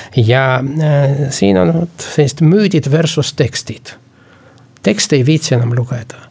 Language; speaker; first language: Estonian; non-native, local second language; Russian